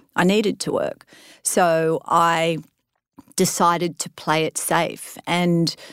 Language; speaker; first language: English; native; English